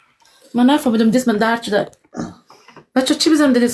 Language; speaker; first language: Persian; native; Persian